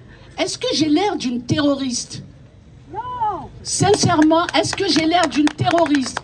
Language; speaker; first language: French; non-native, local second language; Kabyle